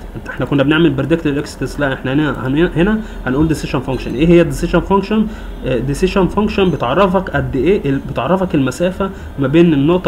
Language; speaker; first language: Arabic; native; Arabic